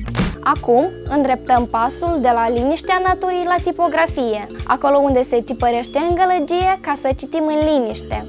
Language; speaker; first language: Romanian; native; Romanian